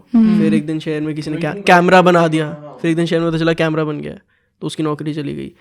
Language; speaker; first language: Hindi; early bilingual, heritage; Hindi